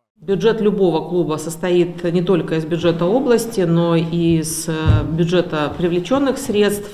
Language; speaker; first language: Russian; native; Russian